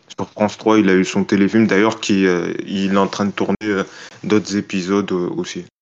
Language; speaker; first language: French; native; French